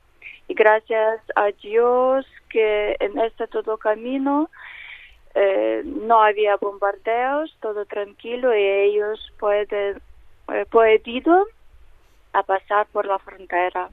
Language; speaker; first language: Spanish; non-native, learner; Ukrainian